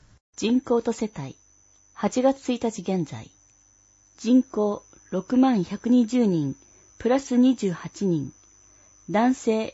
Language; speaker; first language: Japanese; native; Japanese